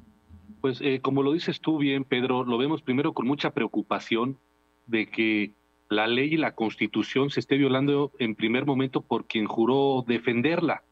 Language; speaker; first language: Spanish; native; Spanish